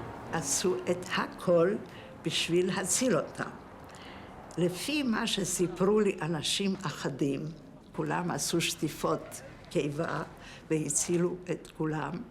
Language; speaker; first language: Hebrew; non-native, fluent; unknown